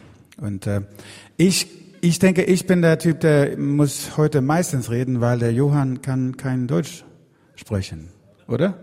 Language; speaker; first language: German; non-native, learner; Swedish